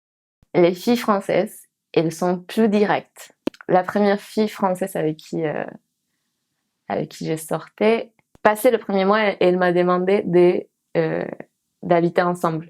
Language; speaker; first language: French; non-native, fluent; Spanish